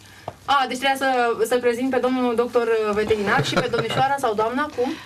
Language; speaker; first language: Romanian; native; Romanian